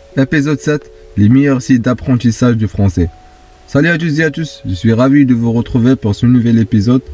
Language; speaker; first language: French; non-native, fluent; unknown